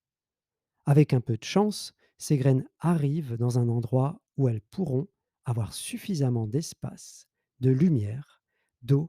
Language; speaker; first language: French; native; French